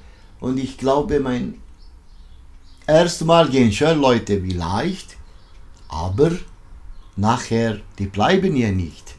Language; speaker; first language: German; non-native, learner; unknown